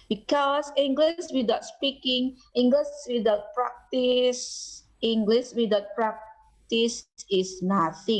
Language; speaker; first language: English; non-native, learner; Indonesian